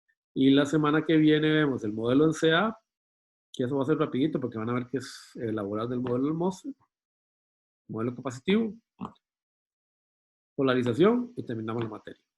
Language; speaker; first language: Spanish; native; Spanish